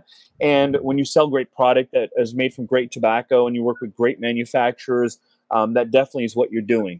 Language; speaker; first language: English; native; English